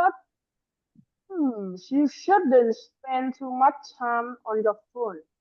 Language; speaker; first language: English; non-native, learner; Vietnamese